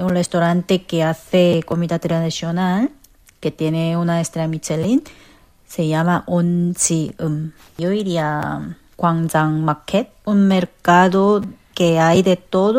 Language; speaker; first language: Spanish; non-native, fluent; Korean